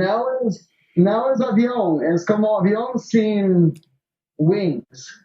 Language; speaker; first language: Portuguese; non-native, learner; Spanish